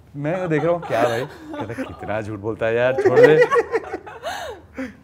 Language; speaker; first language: Hindi; native; Hindi